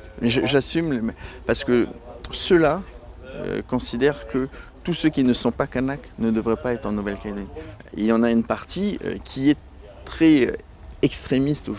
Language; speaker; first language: French; native; French